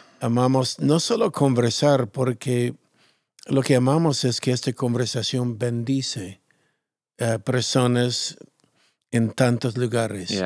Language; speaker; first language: Spanish; non-native, fluent; English